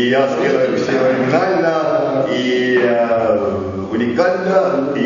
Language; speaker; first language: Russian; non-native, learner; Estonian